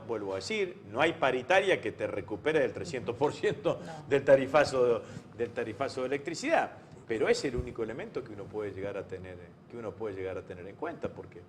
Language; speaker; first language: Spanish; native; Spanish